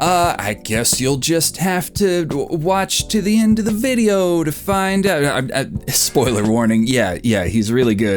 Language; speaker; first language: English; native; English